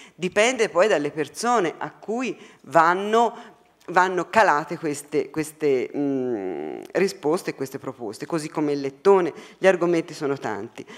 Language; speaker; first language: Italian; native; Italian